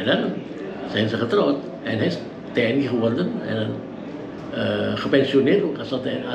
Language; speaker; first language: Dutch; early bilingual, heritage; Dutch